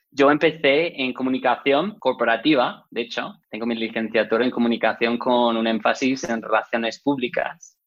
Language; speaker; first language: Spanish; non-native, fluent; English